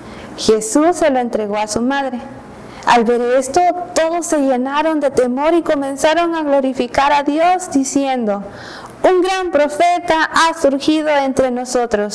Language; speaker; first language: Spanish; native; Spanish